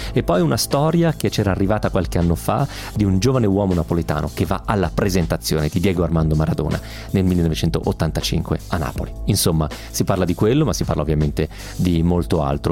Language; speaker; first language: Italian; native; Italian